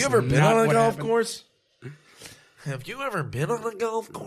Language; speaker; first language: English; native; English